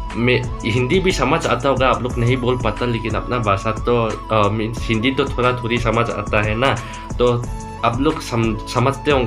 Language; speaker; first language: Hindi; non-native, learner; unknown